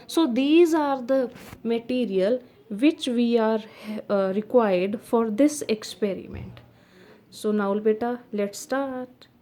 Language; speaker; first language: English; non-native, local second language; Punjabi